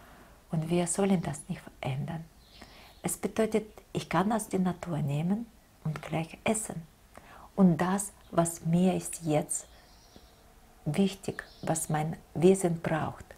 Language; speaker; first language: German; non-native, fluent; Russian